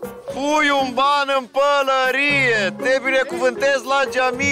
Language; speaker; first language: Romanian; native; Romanian